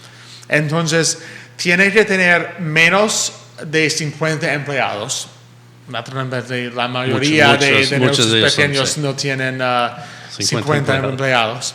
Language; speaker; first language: Spanish; early bilingual, heritage; English